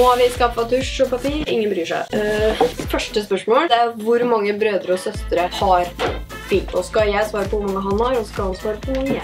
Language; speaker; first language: Norwegian; native; Norwegian